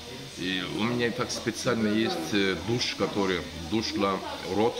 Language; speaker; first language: Russian; non-native, learner; Turkish